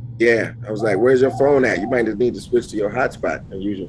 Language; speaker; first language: English; native; English